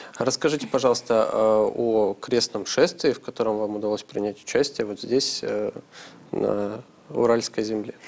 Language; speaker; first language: Russian; native; Russian